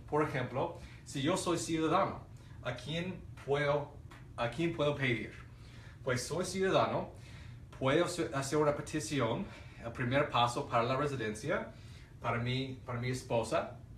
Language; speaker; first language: Spanish; non-native, fluent; English